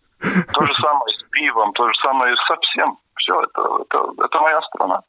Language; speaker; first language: Russian; non-native, local second language; Latvian